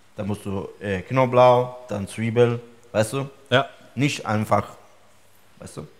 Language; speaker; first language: German; non-native, fluent; Italian